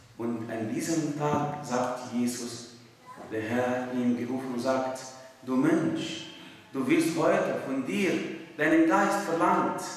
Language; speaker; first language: German; non-native, fluent; Arabic